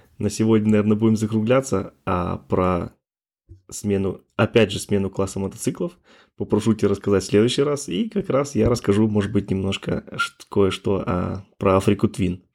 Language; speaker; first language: Russian; native; Russian